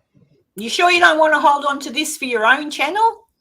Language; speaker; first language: English; native; English